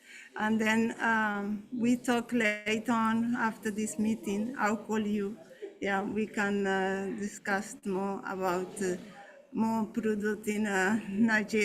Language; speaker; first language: English; non-native, learner; Portuguese